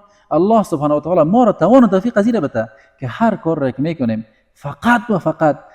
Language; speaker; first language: Persian; native; Persian